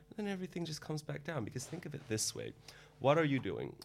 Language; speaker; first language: English; non-native, fluent; Dutch